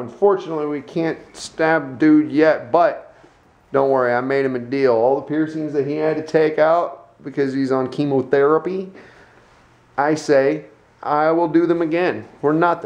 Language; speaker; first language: English; native; English